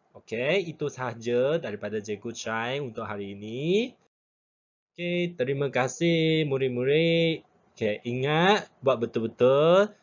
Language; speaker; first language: Malay; non-native, local second language; Chinese